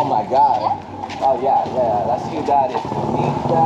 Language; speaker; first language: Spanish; non-native, learner; English